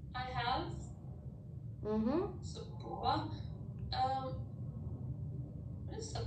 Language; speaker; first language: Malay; non-native, learner; English